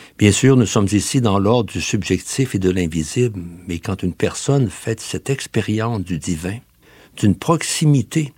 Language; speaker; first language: French; native; French